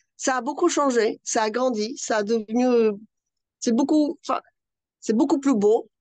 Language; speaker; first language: French; non-native, fluent; Russian